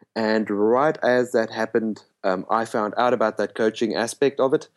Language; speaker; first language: English; non-native, local second language; Afrikaans